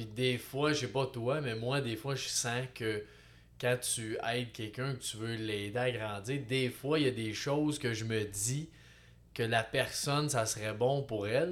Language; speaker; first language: French; native; French